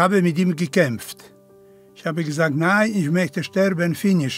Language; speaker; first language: German; non-native, fluent; Polish